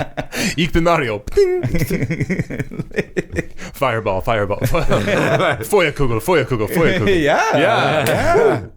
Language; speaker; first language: German; non-native, learner; English